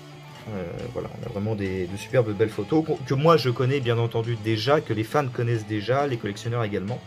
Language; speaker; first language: French; native; French